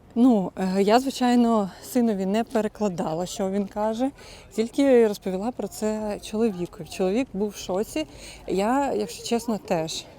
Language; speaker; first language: Ukrainian; non-native, local second language; Russian